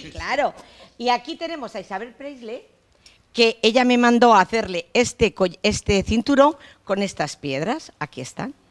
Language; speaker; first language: Spanish; native; Spanish